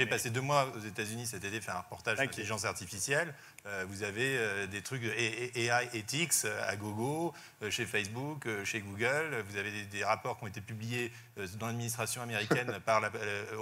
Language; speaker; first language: French; native; French